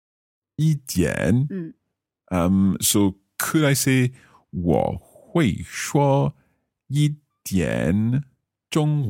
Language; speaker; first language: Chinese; non-native, learner; English